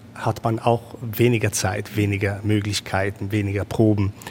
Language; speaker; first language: German; non-native, fluent; Italian